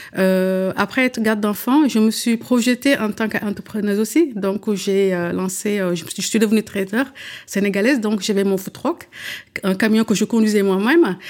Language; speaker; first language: French; early bilingual, other home language; Wolof